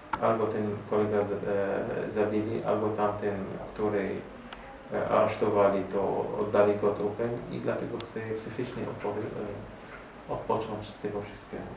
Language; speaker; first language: Polish; non-native, learner; Arabic